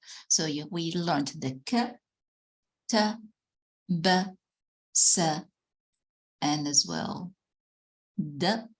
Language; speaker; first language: English; non-native, fluent; Arabic